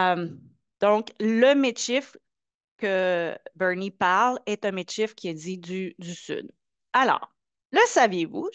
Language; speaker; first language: French; native; French